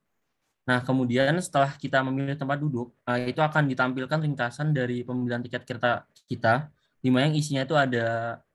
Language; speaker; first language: Indonesian; native; Indonesian